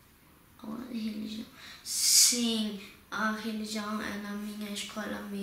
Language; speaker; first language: Portuguese; early bilingual, heritage; Portuguese